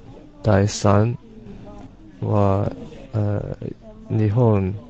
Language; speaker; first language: Japanese; non-native, learner; English